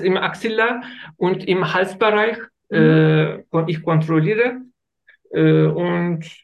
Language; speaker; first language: German; non-native, learner; Turkish